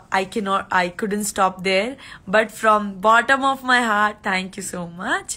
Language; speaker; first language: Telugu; non-native, learner; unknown